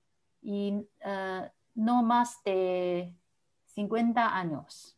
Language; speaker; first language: Spanish; non-native, fluent; Chinese